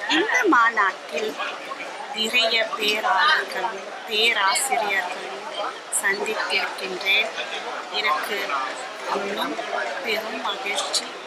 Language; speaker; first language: Tamil; early bilingual, heritage; Tamil